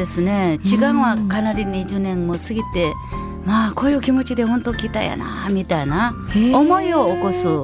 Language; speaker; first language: Japanese; non-native, fluent; Korean